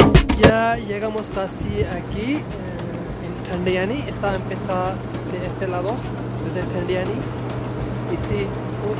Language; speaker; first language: Spanish; non-native, learner; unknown